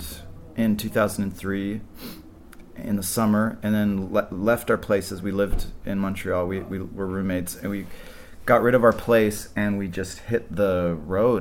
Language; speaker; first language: English; native; English